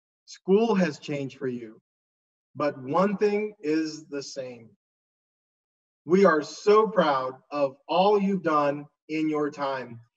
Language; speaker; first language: English; native; English